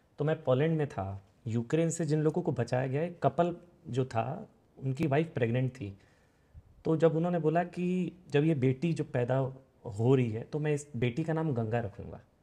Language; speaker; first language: Hindi; native; Hindi